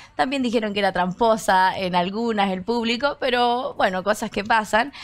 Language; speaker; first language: Spanish; native; Spanish